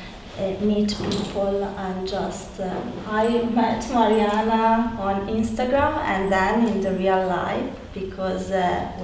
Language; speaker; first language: English; non-native, learner; Italian